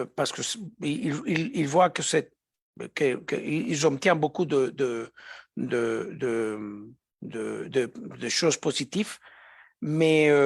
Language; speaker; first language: French; non-native, fluent; Spanish